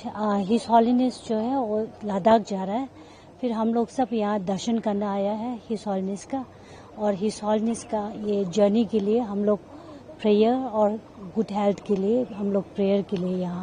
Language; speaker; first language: Hindi; non-native, local second language; Tibetan